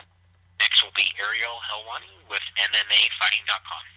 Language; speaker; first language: English; native; English